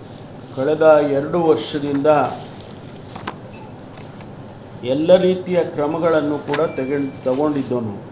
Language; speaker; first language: Kannada; native; Kannada